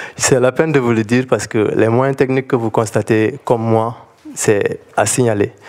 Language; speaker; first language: French; non-native, local second language; Bambara